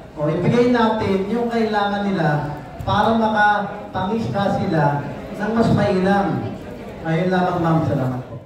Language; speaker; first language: Filipino; native; Filipino